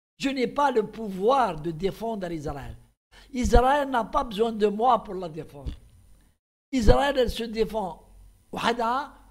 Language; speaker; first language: French; non-native, local second language; Arabic